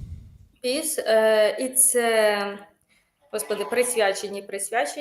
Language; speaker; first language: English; non-native, learner; Ukrainian